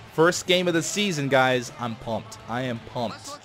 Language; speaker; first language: English; native; English